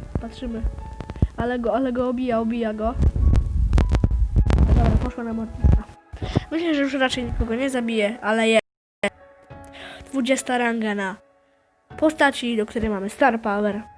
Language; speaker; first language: Polish; native; Polish